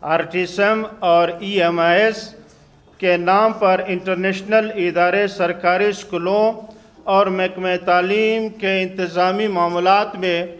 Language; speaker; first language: Urdu; non-native, local second language; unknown